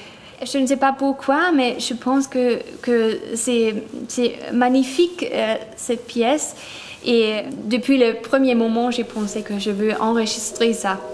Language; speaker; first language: French; non-native, fluent; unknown